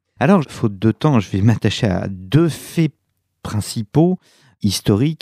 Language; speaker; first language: French; native; French